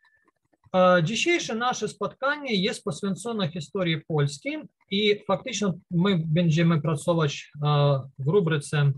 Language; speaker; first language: Polish; non-native, learner; Ukrainian